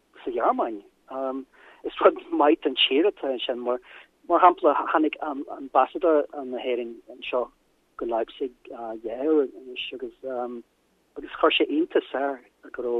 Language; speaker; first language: Irish; non-native, learner; German